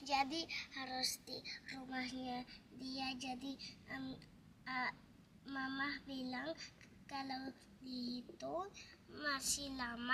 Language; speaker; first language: Indonesian; early bilingual, heritage; Indonesian